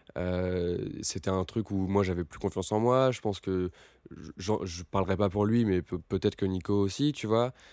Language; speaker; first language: French; native; French